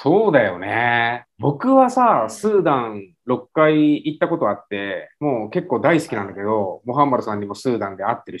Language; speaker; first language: Japanese; native; Japanese